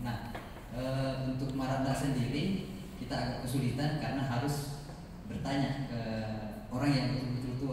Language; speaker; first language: Indonesian; native; Indonesian